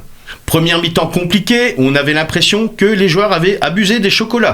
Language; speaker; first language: French; native; French